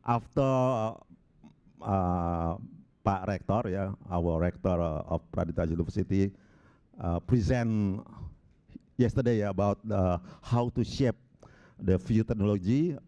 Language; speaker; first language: English; non-native, local second language; Indonesian